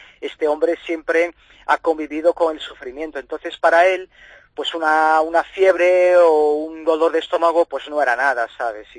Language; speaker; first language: Spanish; early bilingual, heritage; Spanish